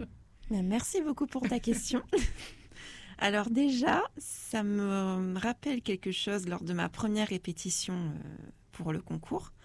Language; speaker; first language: French; native; French